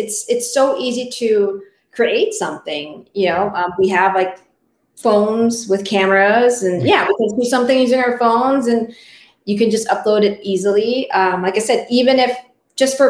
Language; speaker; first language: English; non-native, local second language; Filipino